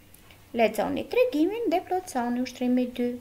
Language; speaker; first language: Albanian; native; Albanian